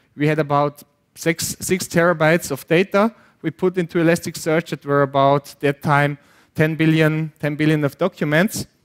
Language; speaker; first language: English; non-native, fluent; German